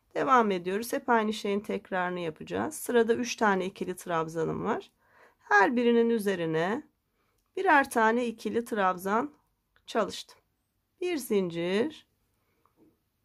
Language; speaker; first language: Turkish; native; Turkish